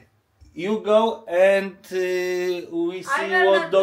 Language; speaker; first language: English; non-native, learner; Polish